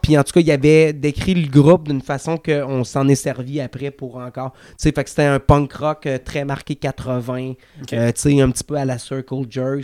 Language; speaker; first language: French; native; French